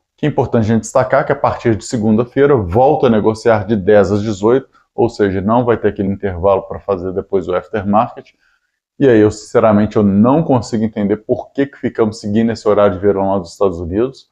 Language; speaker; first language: Portuguese; native; Portuguese